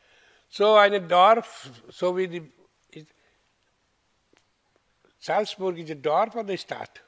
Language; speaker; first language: German; non-native, fluent; Hindi